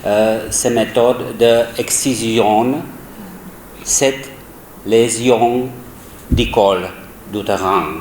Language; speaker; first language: French; non-native, learner; Czech